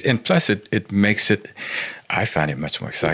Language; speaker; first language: English; native; English